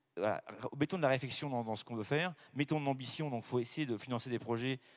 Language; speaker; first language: French; native; French